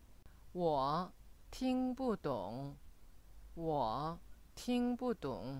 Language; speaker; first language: Chinese; non-native, fluent; Korean